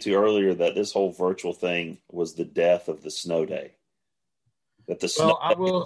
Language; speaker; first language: English; native; English